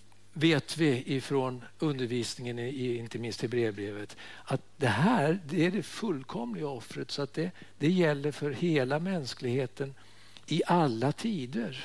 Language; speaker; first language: Swedish; native; Swedish